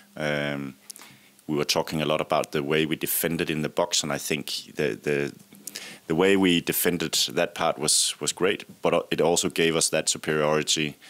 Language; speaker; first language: English; non-native, fluent; Danish